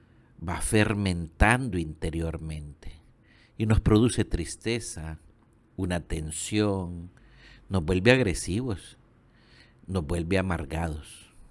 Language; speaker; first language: Spanish; native; Spanish